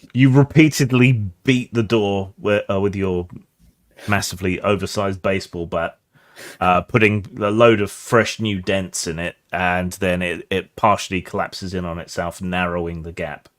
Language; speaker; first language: English; native; English